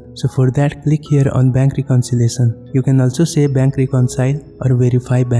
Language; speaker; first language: English; non-native, local second language; Hindi